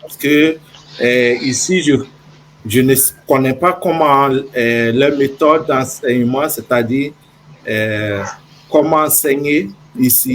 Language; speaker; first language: French; non-native, fluent; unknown